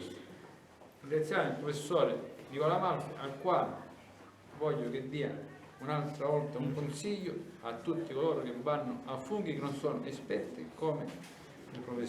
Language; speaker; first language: Italian; native; Italian